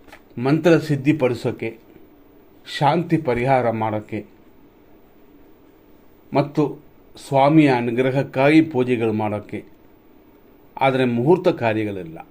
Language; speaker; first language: Kannada; native; Kannada